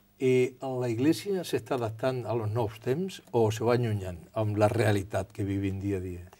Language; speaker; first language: Catalan; non-native, local second language; Spanish